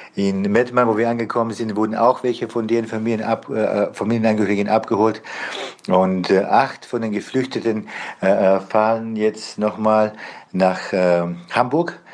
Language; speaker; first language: German; non-native, fluent; Bosnian